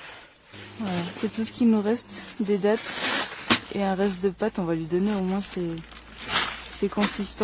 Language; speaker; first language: French; native; French